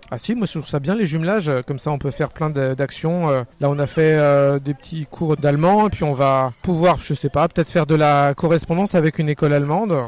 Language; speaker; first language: French; native; French